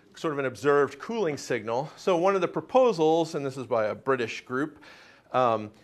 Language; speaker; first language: English; native; English